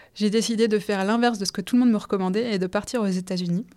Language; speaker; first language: French; native; French